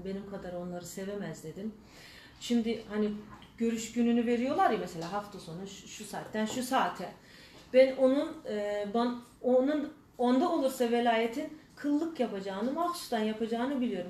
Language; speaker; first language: Turkish; early bilingual, heritage; Turkish